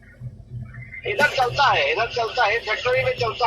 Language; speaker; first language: Hindi; non-native, learner; Bangla